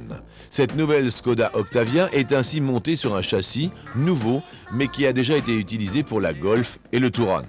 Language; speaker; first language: French; native; French